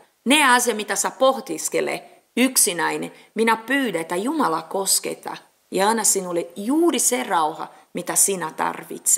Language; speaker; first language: Finnish; non-native, learner; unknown